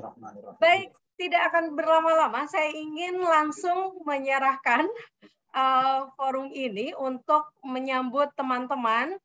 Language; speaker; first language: Indonesian; native; Indonesian